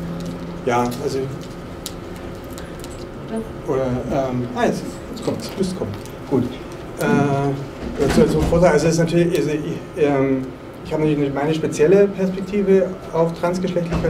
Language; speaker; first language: German; native; German